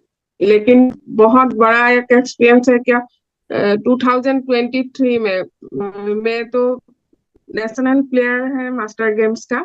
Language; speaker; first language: Hindi; non-native, local second language; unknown